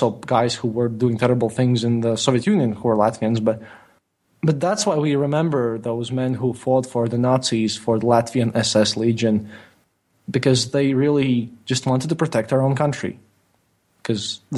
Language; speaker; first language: English; non-native, fluent; Latvian